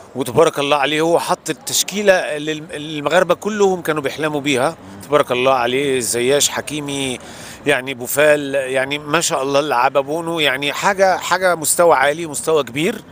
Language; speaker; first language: Arabic; native; Arabic